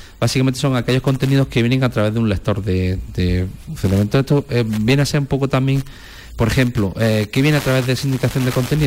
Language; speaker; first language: Spanish; native; Spanish